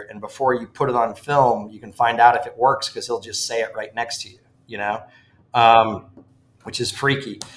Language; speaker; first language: English; native; English